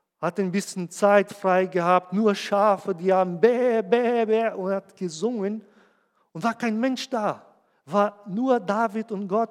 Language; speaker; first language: German; non-native, fluent; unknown